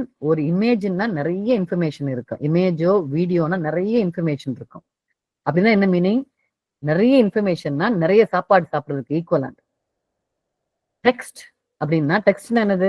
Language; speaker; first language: Tamil; native; Tamil